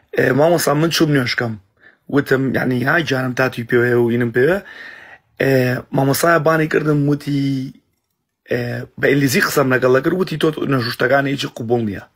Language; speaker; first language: Central Kurdish; early bilingual, heritage; Central Kurdish